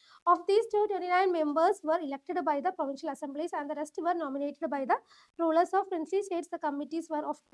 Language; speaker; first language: English; non-native, local second language; Malayalam